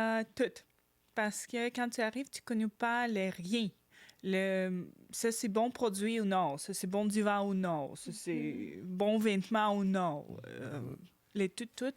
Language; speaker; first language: French; non-native, learner; Ukrainian